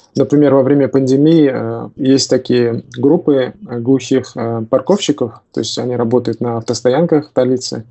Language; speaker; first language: Russian; non-native, local second language; Tajik